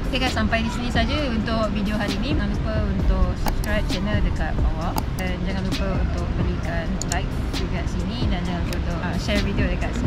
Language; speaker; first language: Japanese; non-native, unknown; Malay